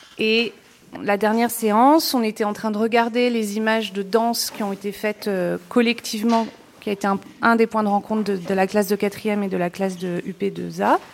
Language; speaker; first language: French; native; French